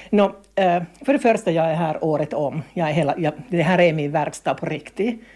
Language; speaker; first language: Swedish; non-native, local second language; Finnish